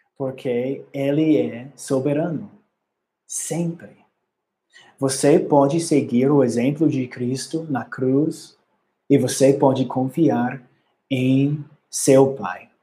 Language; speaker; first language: Portuguese; non-native, learner; English